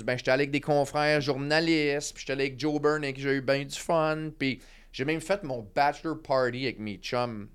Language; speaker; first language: French; native; French